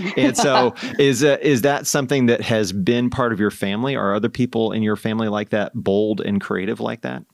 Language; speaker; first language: English; native; English